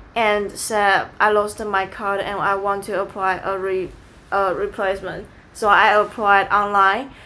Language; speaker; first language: English; non-native, fluent; Chinese